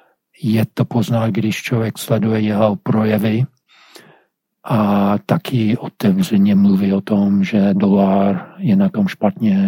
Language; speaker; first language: Czech; non-native, fluent; English